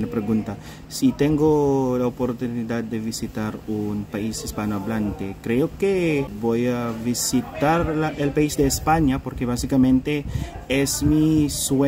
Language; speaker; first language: Spanish; non-native, fluent; Filipino